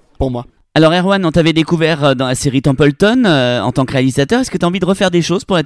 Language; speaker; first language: French; native; French